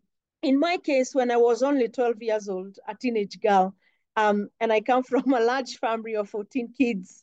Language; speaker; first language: English; non-native, local second language; Kikuyu